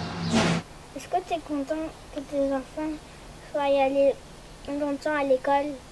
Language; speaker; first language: French; early bilingual, other home language; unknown